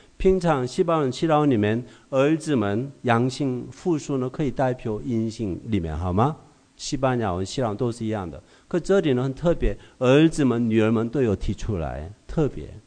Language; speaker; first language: Chinese; non-native, fluent; Korean